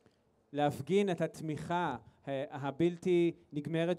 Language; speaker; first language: Hebrew; native; Hebrew